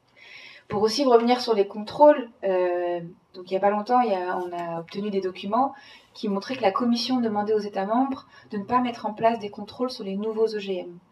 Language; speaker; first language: French; native; French